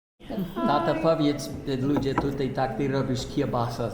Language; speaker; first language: Polish; early bilingual, heritage; Polish